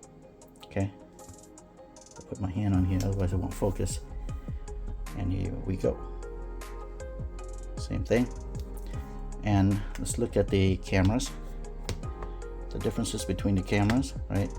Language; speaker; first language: English; native; English